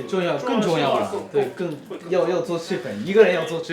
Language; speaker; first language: Chinese; non-native, fluent; Japanese